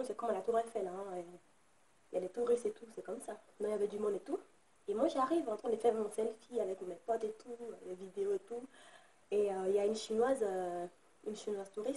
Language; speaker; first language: French; native; French